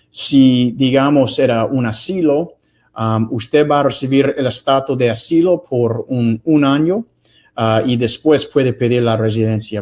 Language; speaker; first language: Spanish; non-native, fluent; English